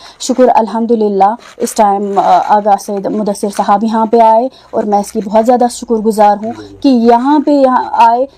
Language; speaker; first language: Urdu; non-native, local second language; Kashmiri